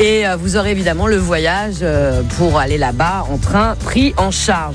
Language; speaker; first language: French; native; French